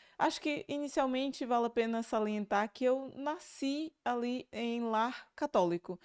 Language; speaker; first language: Portuguese; native; Portuguese